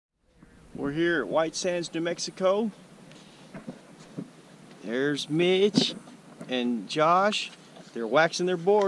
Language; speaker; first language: English; native; English